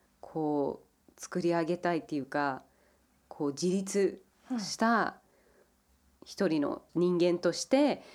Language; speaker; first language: Japanese; early bilingual, heritage; English